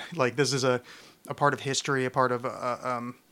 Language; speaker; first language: English; native; English